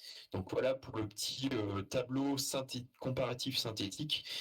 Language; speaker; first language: French; native; French